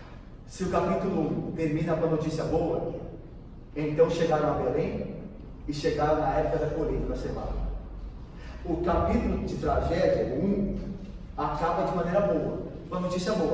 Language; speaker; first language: Portuguese; native; Portuguese